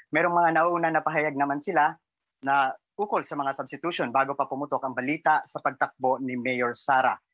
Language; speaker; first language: Filipino; non-native, local second language; Cebuano